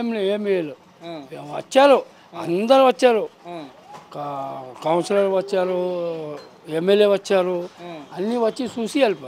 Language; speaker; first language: Telugu; non-native, local second language; Urdu